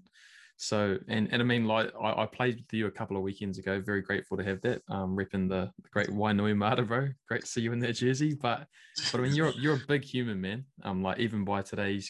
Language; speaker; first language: English; native; English